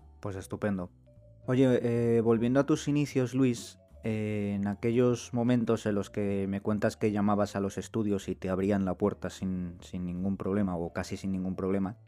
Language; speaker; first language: Spanish; native; Spanish